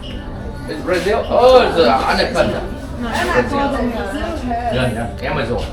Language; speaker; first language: English; non-native, learner; Vietnamese